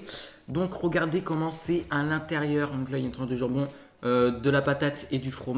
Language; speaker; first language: French; native; French